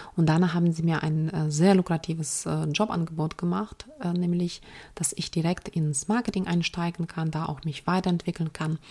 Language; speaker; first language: German; non-native, fluent; Ukrainian